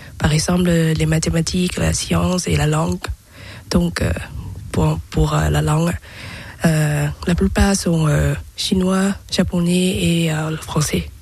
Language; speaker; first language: French; non-native, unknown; Thai